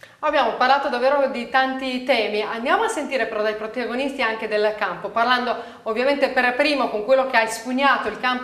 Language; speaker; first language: Italian; native; Italian